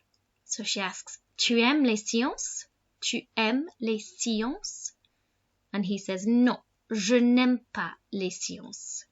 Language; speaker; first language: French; non-native, fluent; English